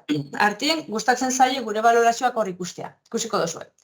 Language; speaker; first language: Basque; native; Basque